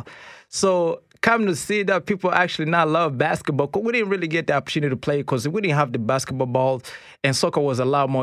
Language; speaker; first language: English; non-native, local second language; Kinyarwanda